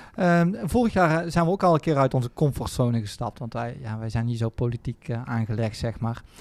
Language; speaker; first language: Dutch; native; Dutch